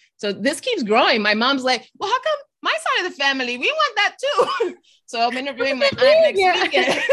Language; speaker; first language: English; early bilingual, other home language; Spanish